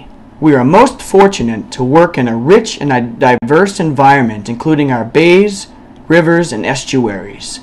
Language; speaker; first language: English; native; English